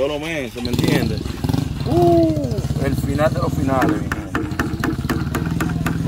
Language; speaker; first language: Spanish; native; Spanish